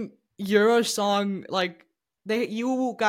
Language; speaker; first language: English; non-native, fluent; Icelandic